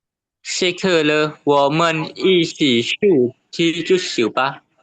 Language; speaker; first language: Chinese; non-native, learner; Lao